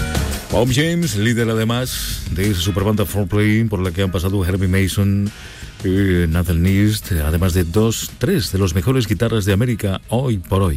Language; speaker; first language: Spanish; native; Spanish